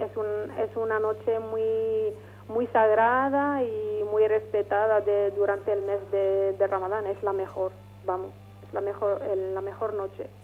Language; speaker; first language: Spanish; non-native, fluent; Arabic